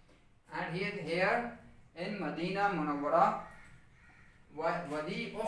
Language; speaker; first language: English; non-native, local second language; Urdu